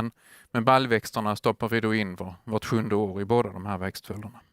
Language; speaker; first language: Swedish; native; Swedish